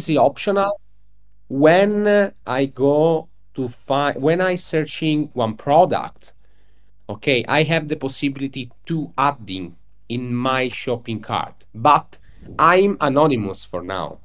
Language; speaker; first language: English; non-native, learner; Italian